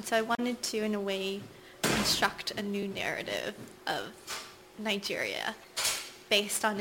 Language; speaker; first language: English; native; English